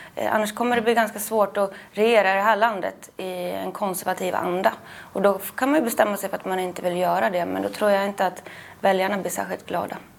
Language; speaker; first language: Swedish; native; Swedish